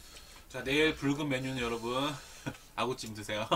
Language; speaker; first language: Korean; native; Korean